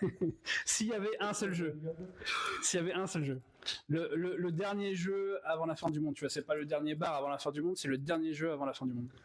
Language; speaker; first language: French; native; French